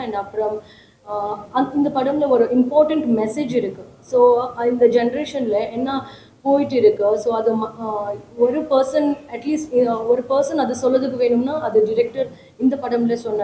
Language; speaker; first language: Tamil; non-native, learner; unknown